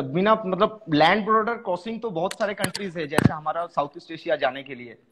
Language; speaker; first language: Hindi; non-native, local second language; Bangla